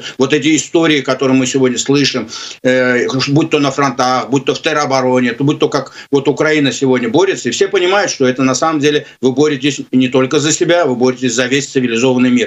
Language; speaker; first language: Russian; non-native, local second language; Azerbaijani